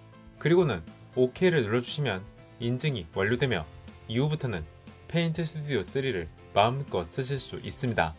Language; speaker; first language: Korean; native; Korean